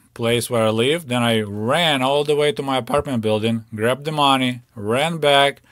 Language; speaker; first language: English; non-native, fluent; Ukrainian